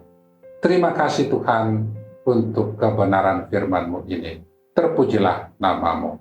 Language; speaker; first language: Malay; native; Malay